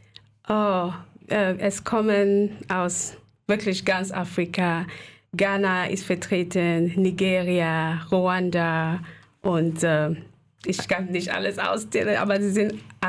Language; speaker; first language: German; non-native, fluent; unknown